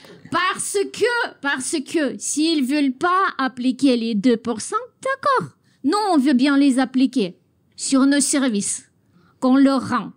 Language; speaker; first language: French; non-native, fluent; Russian